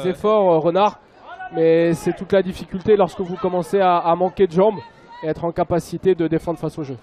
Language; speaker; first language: French; native; French